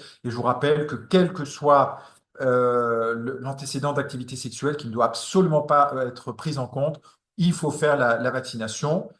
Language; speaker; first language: French; native; French